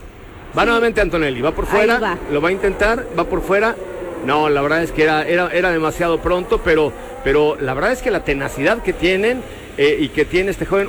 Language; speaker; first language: Spanish; native; Spanish